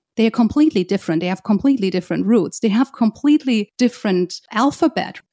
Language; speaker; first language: English; non-native, fluent; German